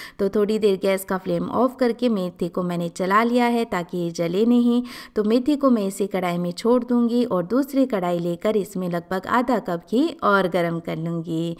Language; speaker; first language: Hindi; native; Hindi